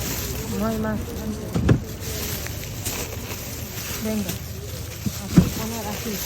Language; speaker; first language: Spanish; non-native, learner; Filipino